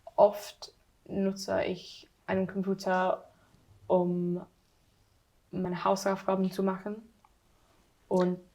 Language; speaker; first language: German; non-native, learner; English